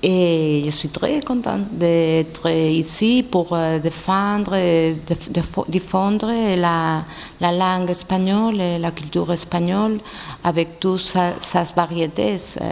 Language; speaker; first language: French; non-native, learner; Spanish